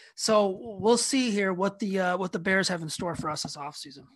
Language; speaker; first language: English; native; English